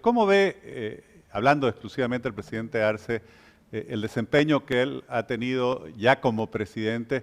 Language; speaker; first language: Spanish; native; Spanish